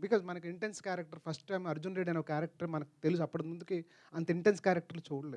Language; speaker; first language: Telugu; native; Telugu